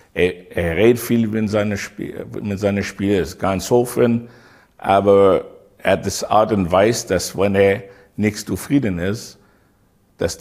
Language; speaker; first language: German; non-native, learner; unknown